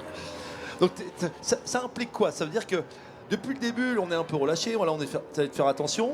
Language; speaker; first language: French; native; French